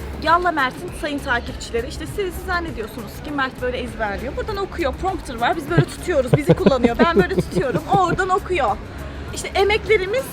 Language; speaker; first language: Turkish; native; Turkish